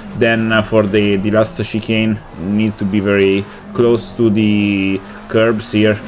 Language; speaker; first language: English; non-native, fluent; Italian